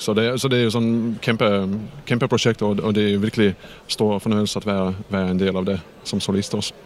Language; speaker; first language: Danish; non-native, fluent; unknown